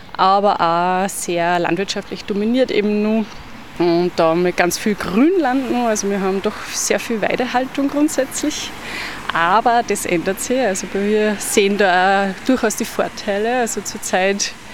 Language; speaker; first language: German; native; German